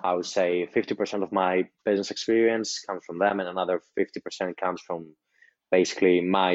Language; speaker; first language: English; non-native, fluent; Greek